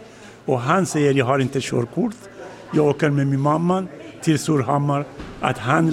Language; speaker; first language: Swedish; non-native, learner; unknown